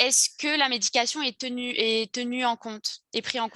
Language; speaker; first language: French; native; French